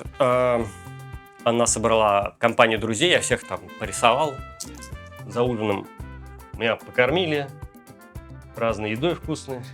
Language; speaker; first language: Russian; native; Russian